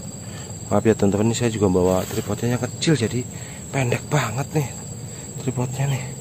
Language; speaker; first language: Indonesian; native; Indonesian